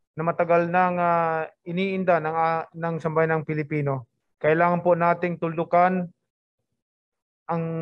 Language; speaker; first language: Filipino; non-native, local second language; Cebuano